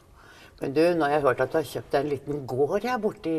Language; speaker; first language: Norwegian; native; Norwegian